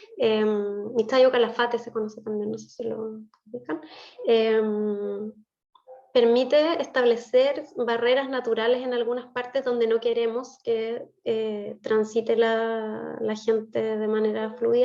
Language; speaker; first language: Spanish; native; Spanish